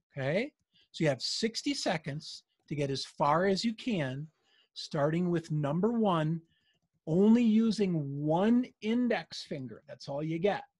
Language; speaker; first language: English; native; English